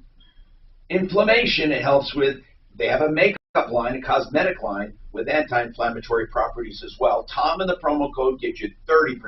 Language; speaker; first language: English; native; English